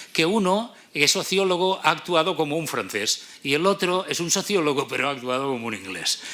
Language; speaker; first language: Spanish; non-native, local second language; Catalan